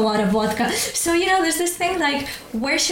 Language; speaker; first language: English; non-native, fluent; Russian